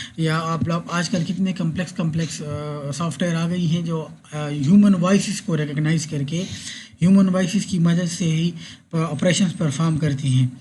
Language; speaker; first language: Urdu; non-native, local second language; Pashto